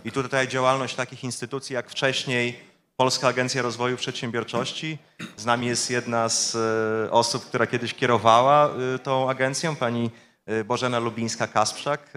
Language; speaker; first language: Polish; native; Polish